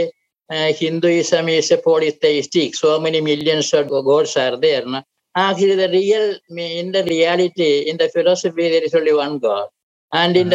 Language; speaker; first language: English; non-native, local second language; Malayalam